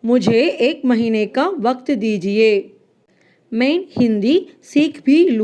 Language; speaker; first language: Hindi; non-native, local second language; Tamil